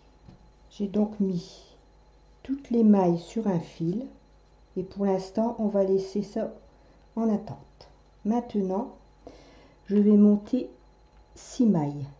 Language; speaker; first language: French; native; French